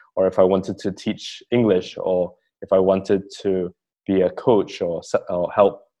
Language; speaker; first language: English; native; English